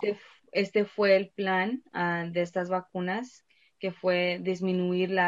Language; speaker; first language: Spanish; early bilingual, heritage; Spanish